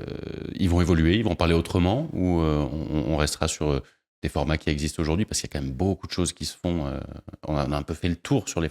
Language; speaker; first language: French; native; French